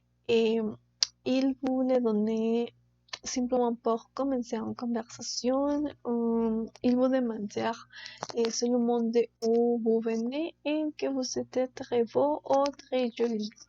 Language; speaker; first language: French; non-native, learner; Spanish